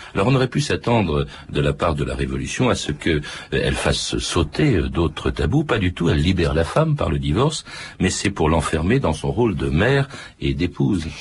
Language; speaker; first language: French; native; French